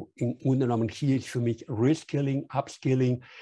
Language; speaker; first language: German; non-native, fluent; Spanish